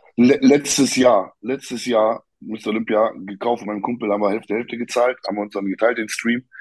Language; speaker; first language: German; early bilingual, other home language; Polish